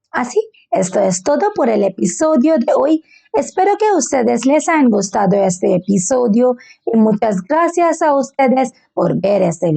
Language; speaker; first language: Spanish; non-native, learner; Bangla